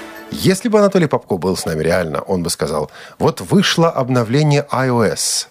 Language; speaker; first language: Russian; native; Russian